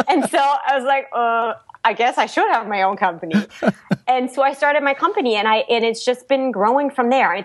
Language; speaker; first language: English; non-native, fluent; German